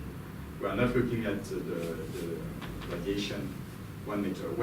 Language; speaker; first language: English; non-native, fluent; French